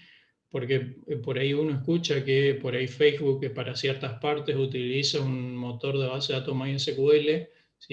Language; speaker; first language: Spanish; native; Spanish